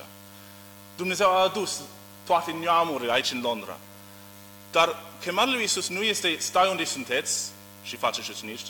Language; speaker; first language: Romanian; non-native, learner; English